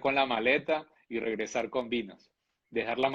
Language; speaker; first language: Spanish; native; Spanish